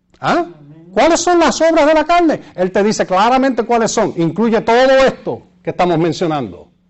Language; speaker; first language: Spanish; early bilingual, heritage; Spanish